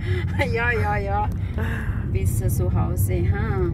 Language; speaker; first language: German; non-native, learner; Indonesian